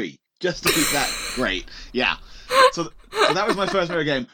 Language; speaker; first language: English; native; English